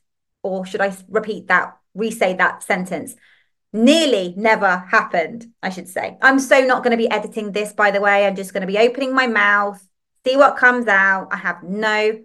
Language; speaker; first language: English; native; English